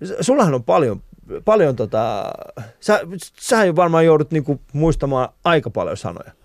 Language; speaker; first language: Finnish; early bilingual, other home language; Persian